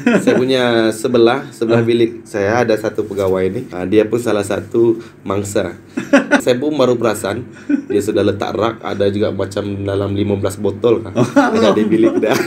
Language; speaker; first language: Malay; native; Malay